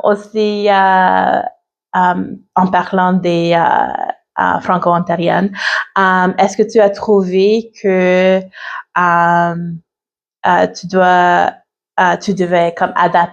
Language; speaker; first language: French; non-native, learner; English